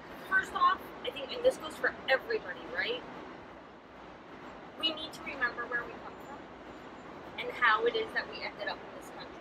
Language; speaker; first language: English; native; English